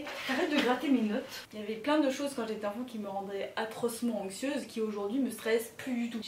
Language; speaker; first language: French; native; French